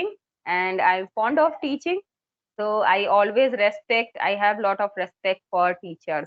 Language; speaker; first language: English; non-native, local second language; Hindi